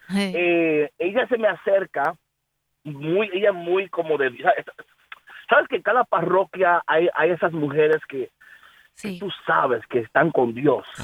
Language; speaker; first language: Spanish; early bilingual, heritage; Spanish